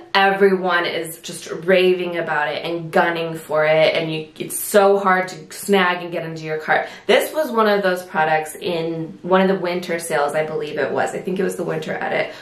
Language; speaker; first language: English; native; English